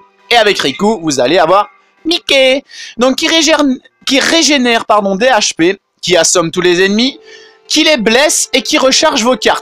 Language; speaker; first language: French; native; French